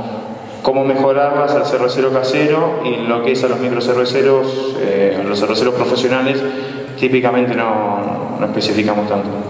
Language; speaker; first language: Spanish; native; Spanish